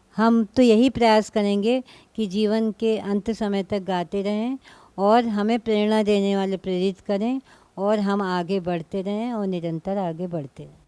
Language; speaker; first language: Hindi; native; Hindi